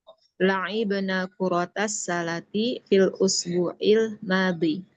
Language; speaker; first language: Arabic; non-native, learner; Indonesian